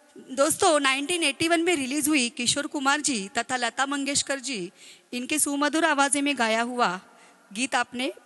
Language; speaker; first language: Hindi; non-native, local second language; Marathi